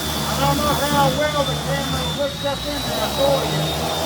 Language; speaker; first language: English; native; English